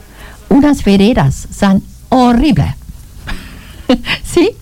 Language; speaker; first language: Spanish; non-native, learner; German